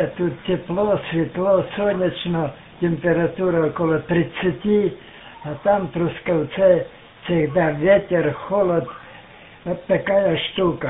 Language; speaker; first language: Russian; non-native, local second language; Ukrainian